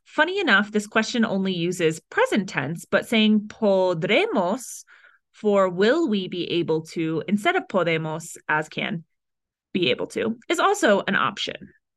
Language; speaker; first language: English; native; English